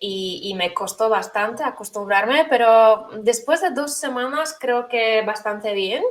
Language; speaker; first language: Spanish; non-native, fluent; Polish